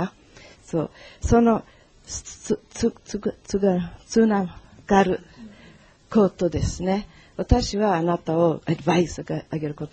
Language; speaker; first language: Japanese; non-native, learner; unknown